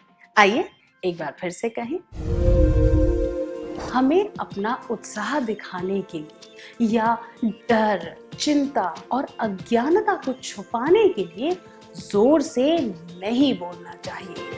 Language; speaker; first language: Hindi; native; Hindi